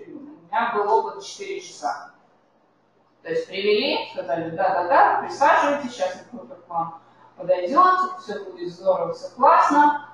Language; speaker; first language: Russian; native; Russian